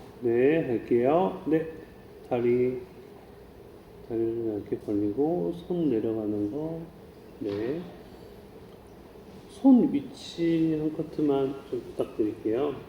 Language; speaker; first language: Korean; native; Korean